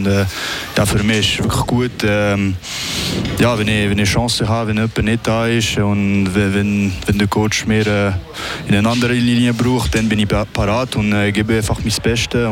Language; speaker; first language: German; non-native, local second language; French